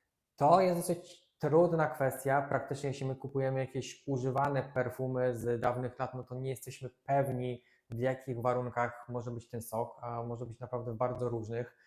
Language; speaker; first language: Polish; native; Polish